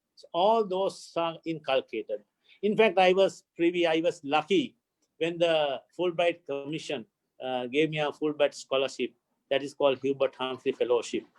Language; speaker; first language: English; non-native, local second language; Sinhala